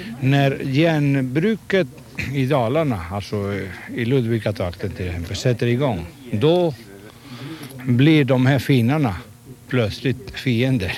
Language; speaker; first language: Swedish; non-native, fluent; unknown